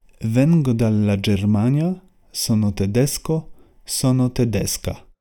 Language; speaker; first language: Italian; non-native, learner; Polish